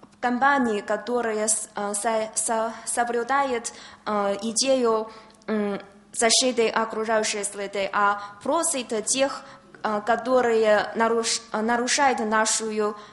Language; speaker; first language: Russian; non-native, learner; Chinese